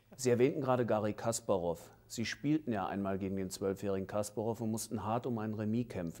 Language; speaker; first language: German; native; German